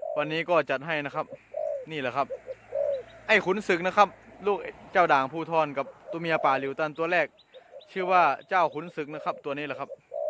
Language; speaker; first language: Thai; non-native, local second language; Northeastern Thai